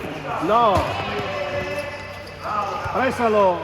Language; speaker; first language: Italian; native; Italian